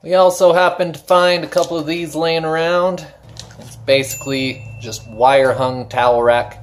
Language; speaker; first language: English; native; English